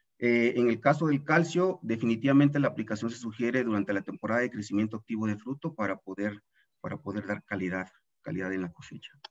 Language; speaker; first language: Spanish; native; Spanish